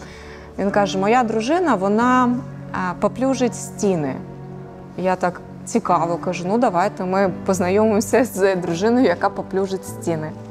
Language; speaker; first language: Ukrainian; native; Ukrainian